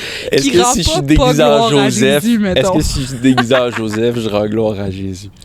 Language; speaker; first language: French; native; French